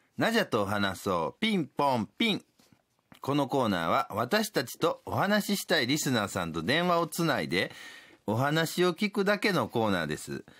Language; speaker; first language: Japanese; native; Japanese